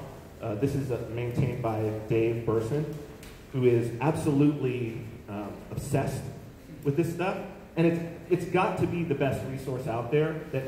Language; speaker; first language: English; native; English